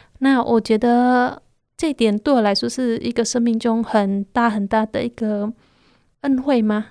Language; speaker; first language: Chinese; non-native, fluent; Khmer